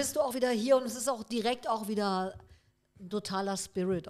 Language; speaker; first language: German; native; German